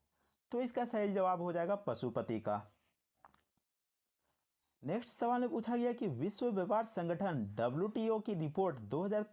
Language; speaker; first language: Hindi; native; Hindi